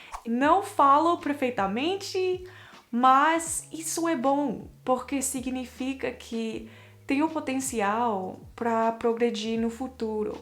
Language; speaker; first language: Portuguese; non-native, fluent; English